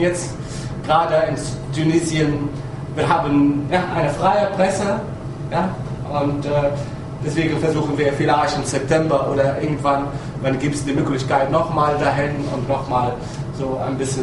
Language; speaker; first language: German; non-native, fluent; Arabic